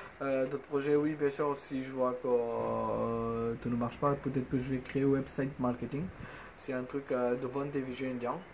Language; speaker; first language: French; non-native, fluent; Bangla